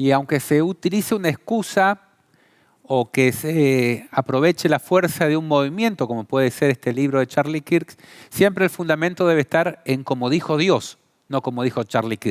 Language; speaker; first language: Spanish; native; Spanish